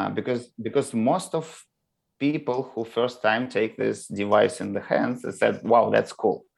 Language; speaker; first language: English; non-native, learner; Russian